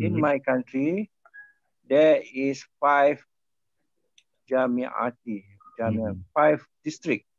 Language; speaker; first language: English; non-native, learner; Malay